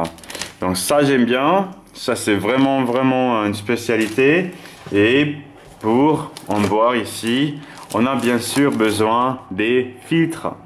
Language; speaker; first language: French; non-native, fluent; German